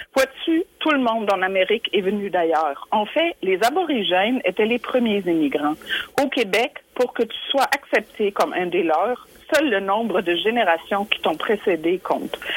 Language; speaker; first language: French; non-native, fluent; German